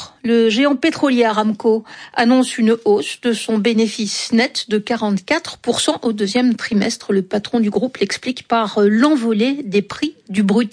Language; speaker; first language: French; native; French